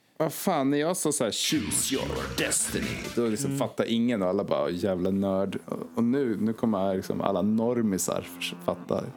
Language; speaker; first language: Swedish; early bilingual, other home language; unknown